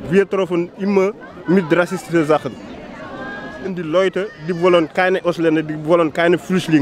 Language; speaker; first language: German; non-native, learner; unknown